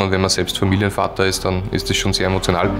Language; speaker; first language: German; native; German